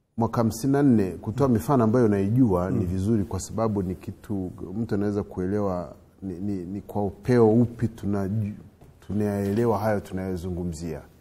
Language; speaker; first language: Swahili; non-native, fluent; Kinyarwanda